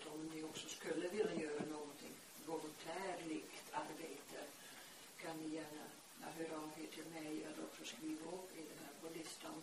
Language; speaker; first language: Swedish; non-native, fluent; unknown